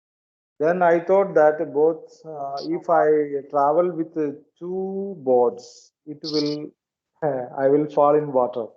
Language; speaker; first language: English; non-native, learner; Malayalam